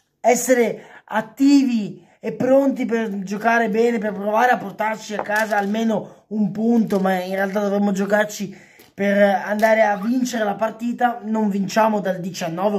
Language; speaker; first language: Italian; native; Italian